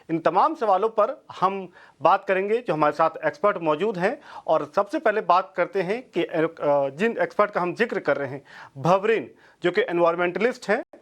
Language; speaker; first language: Hindi; native; Hindi